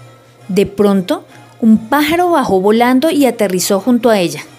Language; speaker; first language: Spanish; native; Spanish